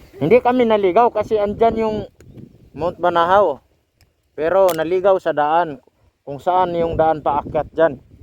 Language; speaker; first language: Filipino; native; Filipino